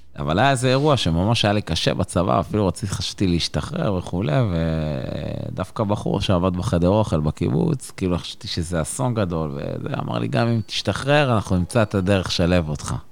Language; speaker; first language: Hebrew; native; Hebrew